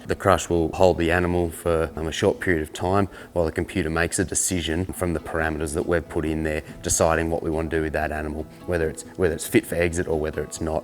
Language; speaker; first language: English; native; English